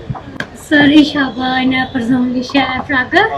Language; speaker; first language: German; non-native, learner; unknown